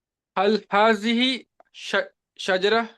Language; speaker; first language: Arabic; non-native, learner; Urdu